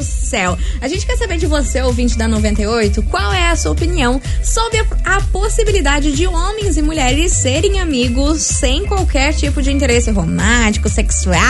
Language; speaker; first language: Portuguese; native; Portuguese